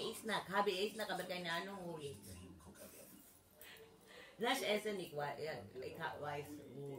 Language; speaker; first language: German; non-native, learner; Filipino